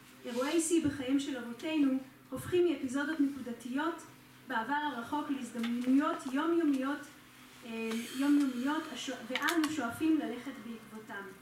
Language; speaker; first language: Hebrew; native; Hebrew